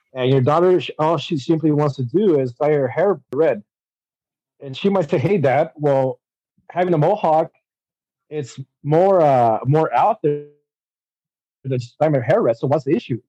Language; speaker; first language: English; early bilingual, other home language; Spanish